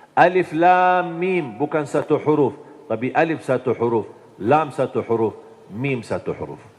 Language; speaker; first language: Indonesian; non-native, fluent; Arabic